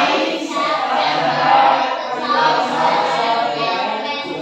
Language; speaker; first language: English; non-native, learner; Indonesian